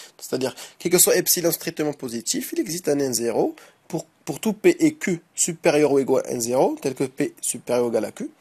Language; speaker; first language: French; non-native, local second language; Arabic